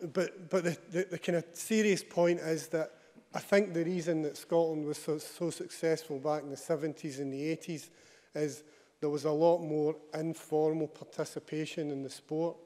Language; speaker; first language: English; native; English